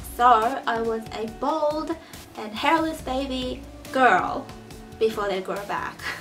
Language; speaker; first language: English; early bilingual, other home language; Chinese